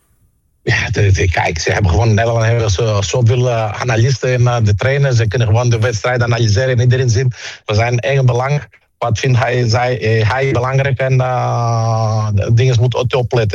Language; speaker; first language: Dutch; non-native, fluent; Greek